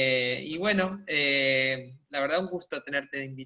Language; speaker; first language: Spanish; native; Spanish